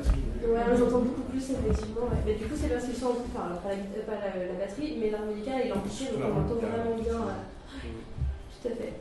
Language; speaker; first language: French; native; French